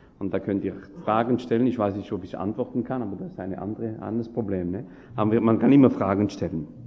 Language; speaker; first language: German; non-native, fluent; French